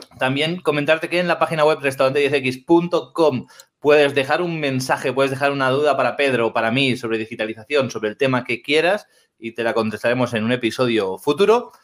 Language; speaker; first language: Spanish; native; Spanish